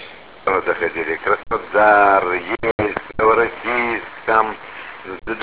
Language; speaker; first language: Russian; native; Russian